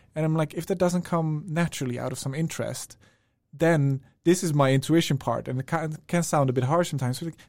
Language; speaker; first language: English; non-native, fluent; Dutch